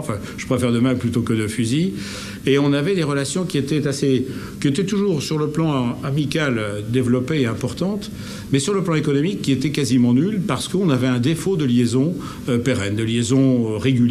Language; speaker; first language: French; native; French